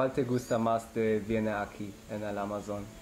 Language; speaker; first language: Spanish; non-native, learner; German